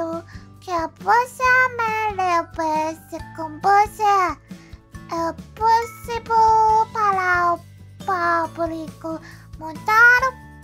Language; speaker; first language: Portuguese; non-native, learner; Japanese